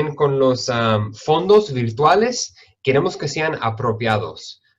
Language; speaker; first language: Spanish; early bilingual, heritage; Spanish